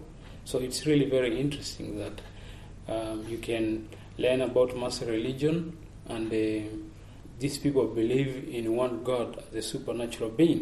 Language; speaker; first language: English; non-native, local second language; Masai